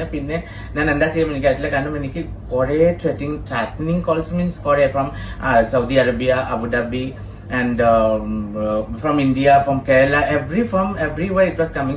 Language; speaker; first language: Malayalam; non-native, fluent; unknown